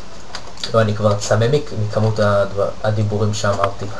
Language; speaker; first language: Hebrew; native; Hebrew